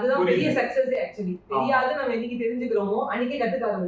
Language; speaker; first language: Tamil; native; Tamil